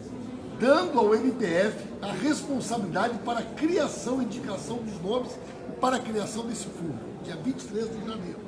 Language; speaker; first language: Portuguese; native; Portuguese